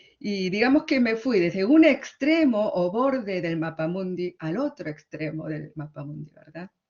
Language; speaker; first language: Spanish; early bilingual, other home language; Korean